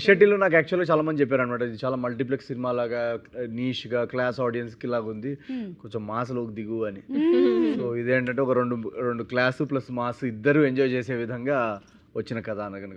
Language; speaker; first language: Telugu; native; Telugu